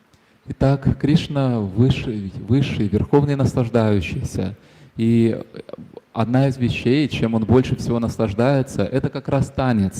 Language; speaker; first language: Russian; native; Russian